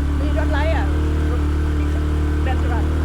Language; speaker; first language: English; non-native, learner; Thai